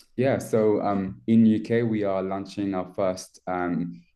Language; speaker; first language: English; non-native, fluent; French